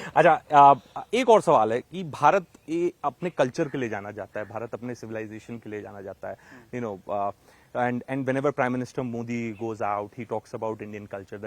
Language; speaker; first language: Hindi; native; Hindi